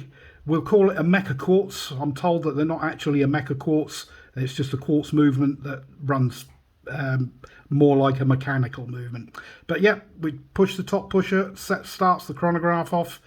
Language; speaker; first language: English; native; English